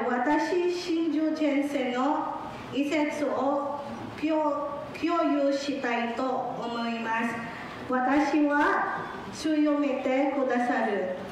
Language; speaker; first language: Japanese; non-native, learner; Filipino